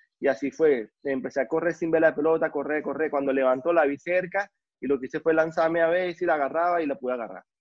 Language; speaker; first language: Spanish; native; Spanish